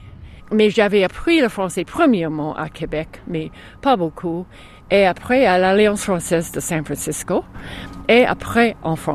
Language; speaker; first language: French; non-native, fluent; English